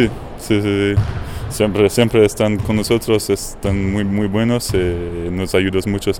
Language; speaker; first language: Spanish; non-native, fluent; French